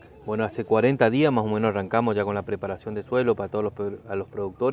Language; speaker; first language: Spanish; native; Spanish